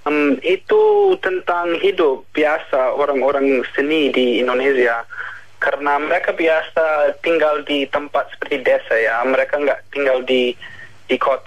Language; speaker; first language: Indonesian; non-native, learner; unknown